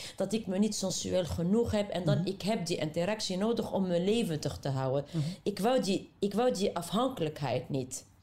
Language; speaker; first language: Dutch; non-native, fluent; Arabic